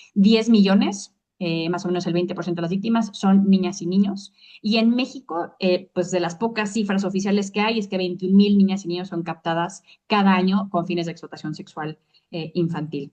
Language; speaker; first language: Spanish; native; Spanish